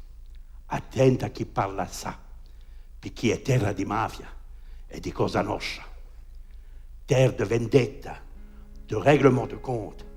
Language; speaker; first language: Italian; early bilingual, heritage; French